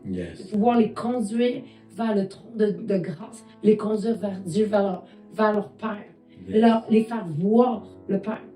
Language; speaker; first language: French; native; French